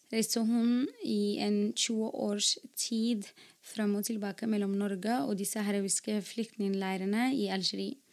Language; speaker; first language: Norwegian; non-native, fluent; Arabic